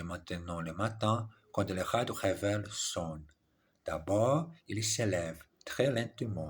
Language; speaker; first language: French; non-native, learner; English